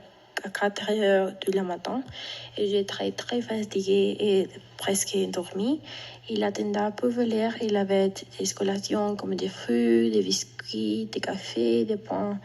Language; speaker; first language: French; non-native, learner; Spanish